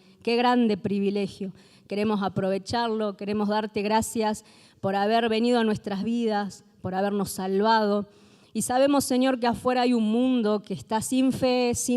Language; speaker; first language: Spanish; native; Spanish